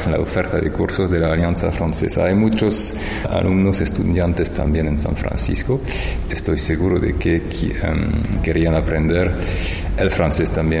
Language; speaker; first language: Spanish; non-native, fluent; French